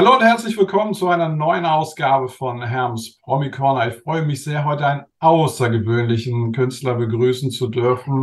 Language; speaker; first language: German; native; German